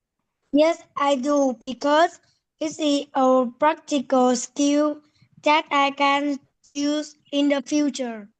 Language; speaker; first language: English; non-native, learner; Vietnamese